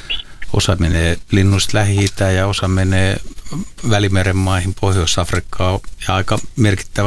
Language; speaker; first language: Finnish; native; Finnish